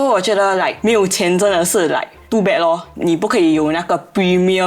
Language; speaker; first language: Chinese; non-native, local second language; English